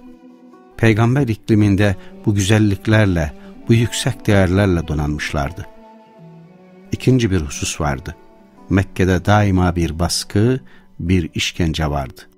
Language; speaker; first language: Turkish; native; Turkish